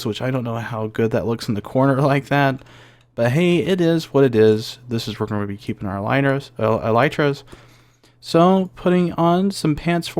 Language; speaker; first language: English; native; English